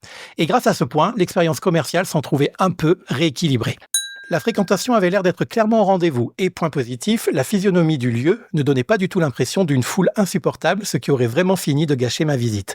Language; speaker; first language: French; native; French